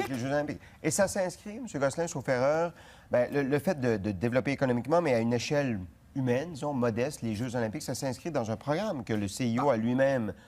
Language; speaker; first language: French; native; French